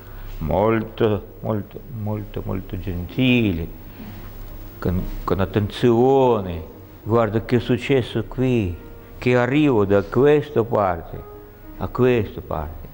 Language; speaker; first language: Italian; non-native, learner; Russian